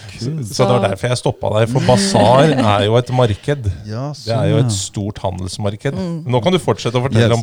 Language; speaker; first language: Norwegian; native; Norwegian